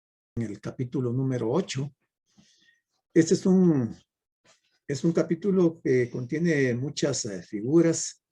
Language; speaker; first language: Spanish; native; Spanish